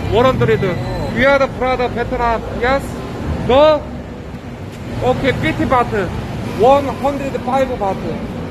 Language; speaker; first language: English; non-native, learner; Korean